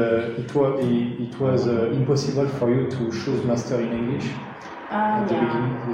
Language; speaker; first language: English; non-native, learner; French